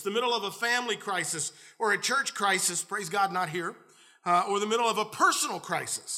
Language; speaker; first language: English; native; English